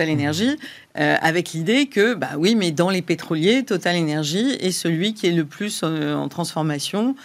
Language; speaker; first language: French; native; French